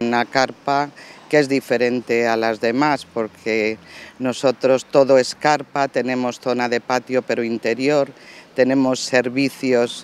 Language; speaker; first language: Spanish; native; Spanish